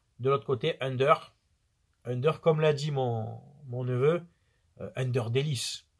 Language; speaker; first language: French; native; French